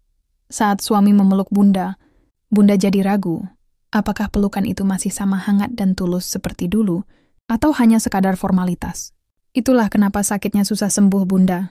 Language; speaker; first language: Indonesian; native; Indonesian